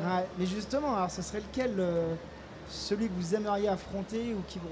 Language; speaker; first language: French; native; French